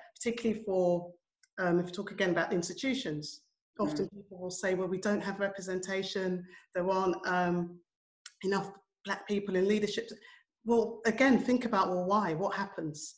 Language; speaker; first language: English; native; English